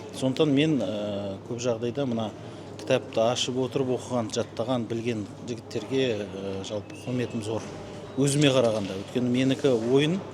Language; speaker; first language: Kazakh; non-native, local second language; Russian